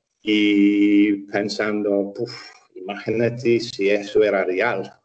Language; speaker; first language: Spanish; non-native, fluent; English